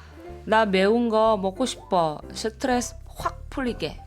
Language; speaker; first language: Korean; non-native, fluent; Indonesian